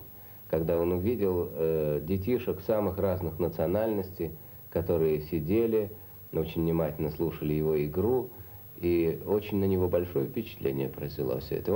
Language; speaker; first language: Russian; native; Russian